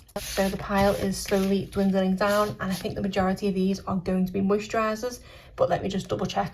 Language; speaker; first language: English; native; English